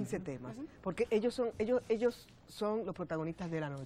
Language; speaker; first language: Spanish; native; Spanish